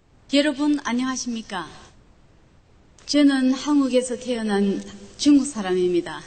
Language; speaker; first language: Korean; non-native, local second language; Chinese